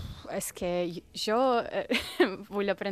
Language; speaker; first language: Catalan; non-native, learner; Russian